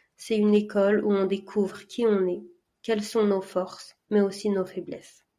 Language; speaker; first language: French; early bilingual, other home language; Arabic